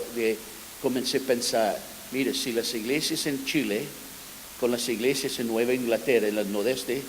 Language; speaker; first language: Spanish; non-native, fluent; English